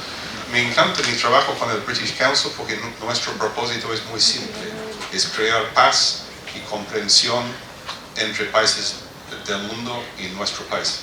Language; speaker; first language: Spanish; non-native, fluent; English